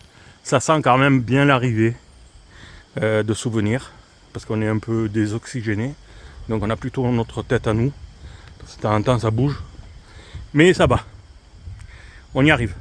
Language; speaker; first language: French; native; French